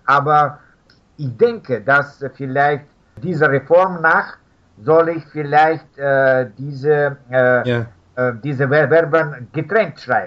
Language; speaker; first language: German; non-native, fluent; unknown